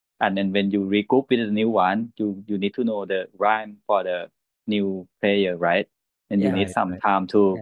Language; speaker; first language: English; non-native, learner; Thai